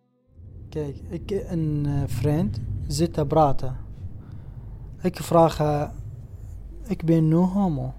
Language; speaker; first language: Dutch; non-native, learner; Arabic